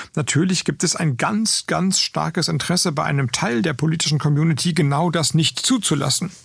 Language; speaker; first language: German; native; German